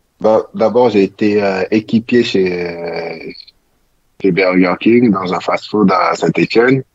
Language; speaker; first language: French; non-native, local second language; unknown